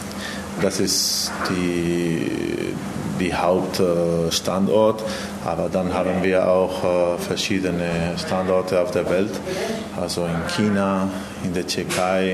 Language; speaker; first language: German; non-native, fluent; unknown